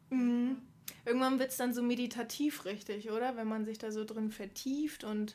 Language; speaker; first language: German; native; German